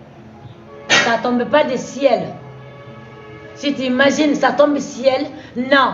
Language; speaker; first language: French; non-native, local second language; Susu